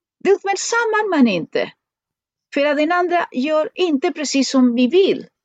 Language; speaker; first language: Swedish; non-native, fluent; Spanish